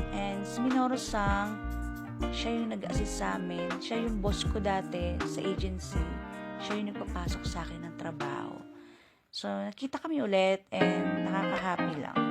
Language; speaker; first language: Filipino; native; Filipino